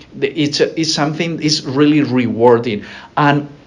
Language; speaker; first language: English; non-native, fluent; Spanish